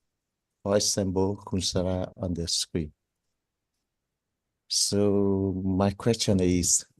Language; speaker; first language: English; non-native, learner; Vietnamese